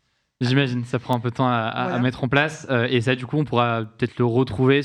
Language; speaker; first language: French; native; French